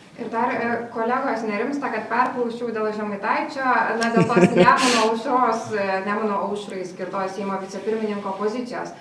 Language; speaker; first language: Lithuanian; native; Lithuanian